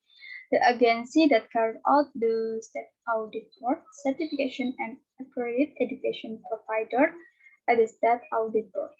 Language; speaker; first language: English; non-native, learner; Indonesian